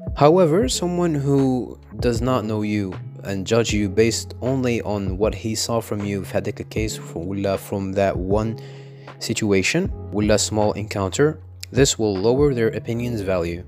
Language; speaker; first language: English; non-native, fluent; Arabic